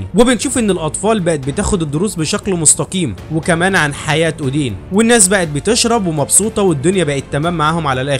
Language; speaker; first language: Arabic; native; Arabic